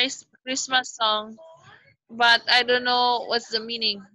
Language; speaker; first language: English; non-native, local second language; Filipino